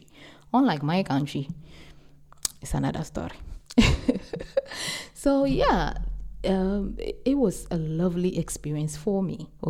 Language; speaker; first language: English; non-native, local second language; Akan